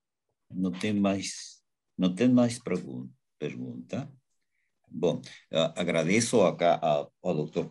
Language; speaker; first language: Portuguese; non-native, learner; Spanish